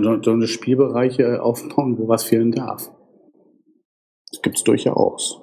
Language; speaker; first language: German; native; German